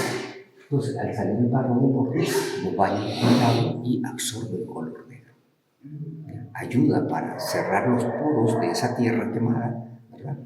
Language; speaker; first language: Spanish; native; Spanish